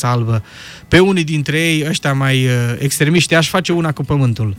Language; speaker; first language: Romanian; native; Romanian